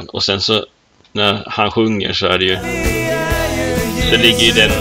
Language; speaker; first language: Swedish; native; Swedish